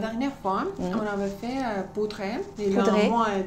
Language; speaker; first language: French; non-native, fluent; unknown